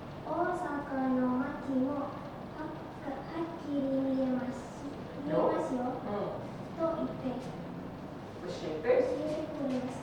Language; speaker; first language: Japanese; non-native, learner; Indonesian